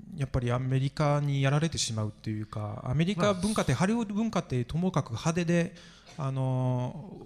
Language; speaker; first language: Japanese; non-native, fluent; French